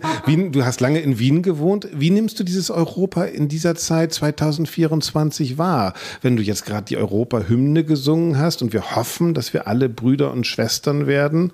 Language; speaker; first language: German; native; German